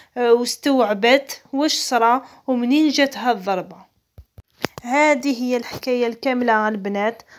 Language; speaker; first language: Arabic; non-native, local second language; Kabyle